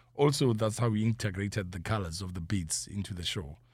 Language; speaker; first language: English; non-native, local second language; Zulu